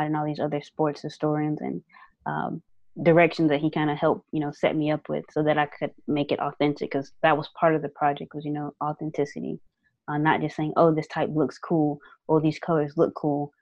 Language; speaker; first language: English; native; English